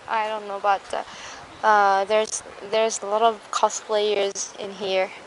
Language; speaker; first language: English; non-native, learner; Japanese